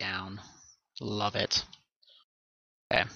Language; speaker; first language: English; native; English